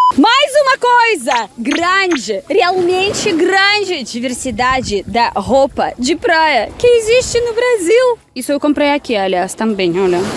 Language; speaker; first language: Portuguese; non-native, fluent; Russian